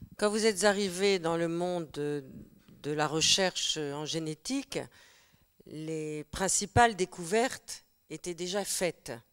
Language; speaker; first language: French; native; French